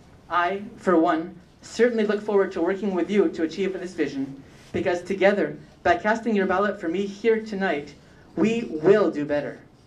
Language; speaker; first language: English; native; English